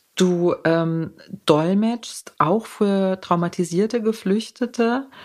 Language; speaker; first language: German; native; German